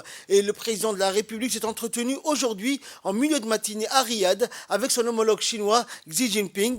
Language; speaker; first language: French; native; French